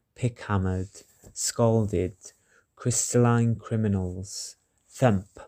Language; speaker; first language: English; native; English